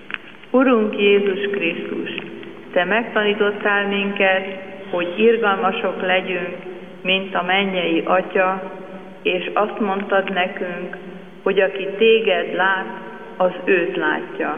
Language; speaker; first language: Hungarian; native; Hungarian